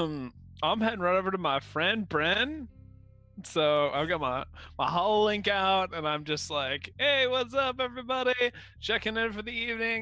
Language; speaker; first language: English; native; English